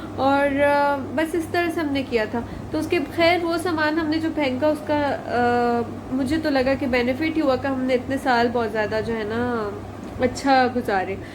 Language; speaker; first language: Urdu; native; Urdu